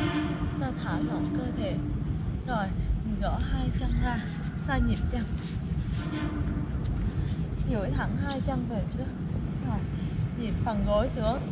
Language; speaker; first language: Vietnamese; native; Vietnamese